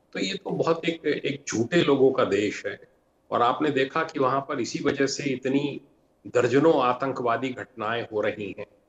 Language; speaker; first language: Hindi; native; Hindi